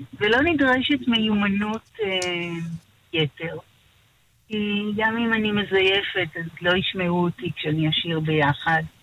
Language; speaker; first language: Hebrew; native; Hebrew